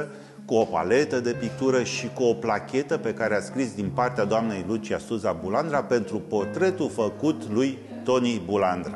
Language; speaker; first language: Romanian; native; Romanian